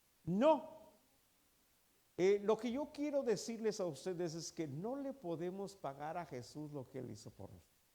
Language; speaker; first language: Spanish; native; Spanish